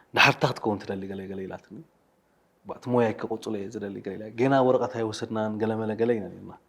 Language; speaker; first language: Tigrinya; native; Tigrinya